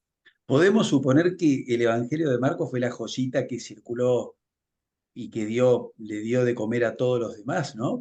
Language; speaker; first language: Spanish; native; Spanish